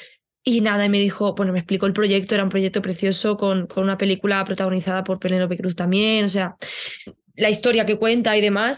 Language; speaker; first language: Spanish; native; Spanish